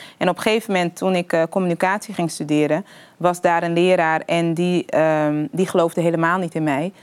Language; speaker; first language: Dutch; early bilingual, other home language; Papiamento